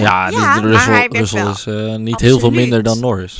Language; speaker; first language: Dutch; native; Dutch